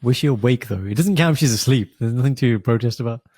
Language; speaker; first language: English; early bilingual, other home language; Punjabi